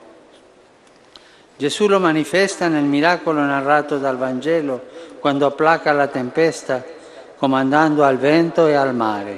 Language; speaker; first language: Italian; non-native, fluent; Spanish